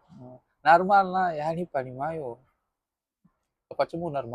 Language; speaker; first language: Russian; non-native, learner; Tamil